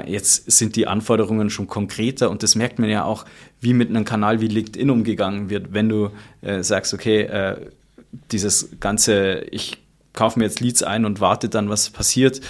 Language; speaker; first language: German; native; German